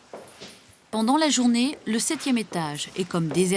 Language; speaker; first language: French; native; French